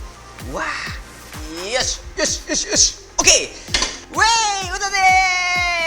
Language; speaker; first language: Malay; non-native, learner; Japanese